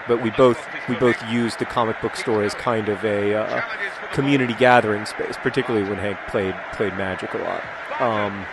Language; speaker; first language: English; native; English